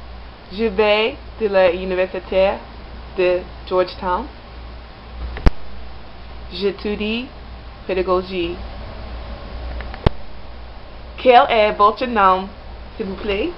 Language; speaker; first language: French; non-native, learner; English